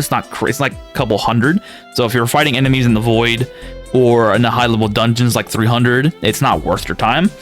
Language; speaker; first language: English; native; English